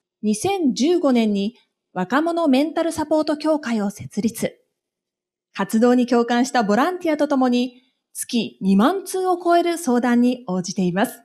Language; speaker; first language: Japanese; native; Japanese